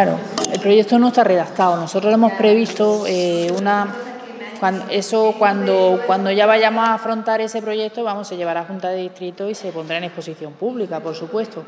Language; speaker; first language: Spanish; native; Spanish